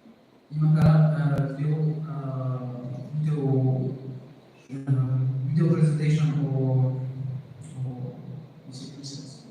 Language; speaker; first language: Japanese; non-native, fluent; Arabic